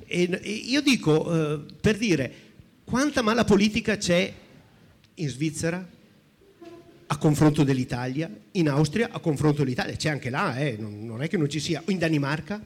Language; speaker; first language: Italian; native; Italian